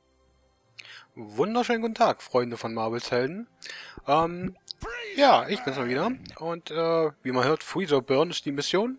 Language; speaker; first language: German; native; German